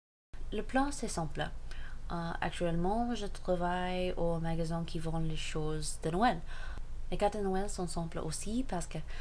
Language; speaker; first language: French; non-native, learner; English